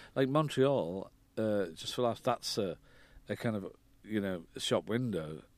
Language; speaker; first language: English; native; English